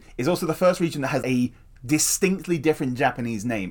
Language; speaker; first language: English; native; English